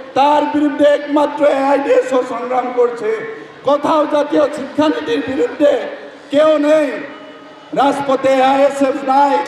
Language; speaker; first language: Bangla; non-native, learner; Assamese